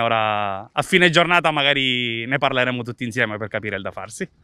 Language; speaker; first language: Italian; native; Italian